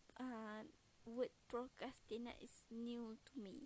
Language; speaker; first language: English; non-native, learner; Malay